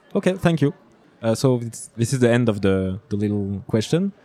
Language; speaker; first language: English; non-native, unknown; French